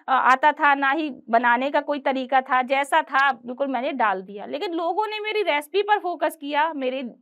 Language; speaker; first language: Hindi; native; Hindi